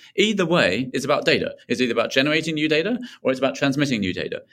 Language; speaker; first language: English; native; English